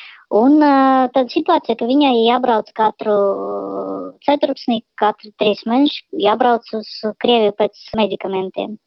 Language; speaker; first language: Latvian; non-native, local second language; Russian